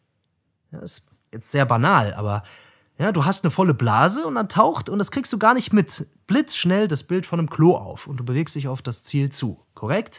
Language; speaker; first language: German; native; German